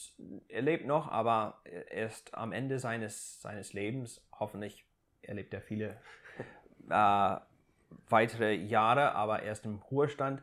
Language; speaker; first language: German; non-native, fluent; English